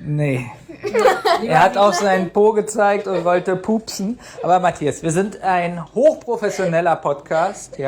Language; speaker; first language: German; native; German